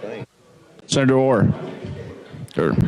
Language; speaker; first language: English; native; English